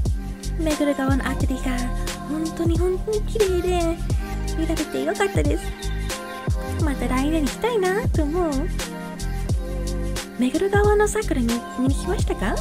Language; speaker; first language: Japanese; non-native, fluent; English